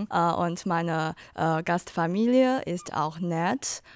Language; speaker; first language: German; non-native, learner; Chinese